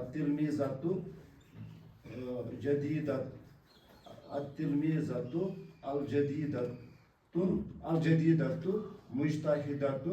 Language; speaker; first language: Arabic; non-native, learner; Urdu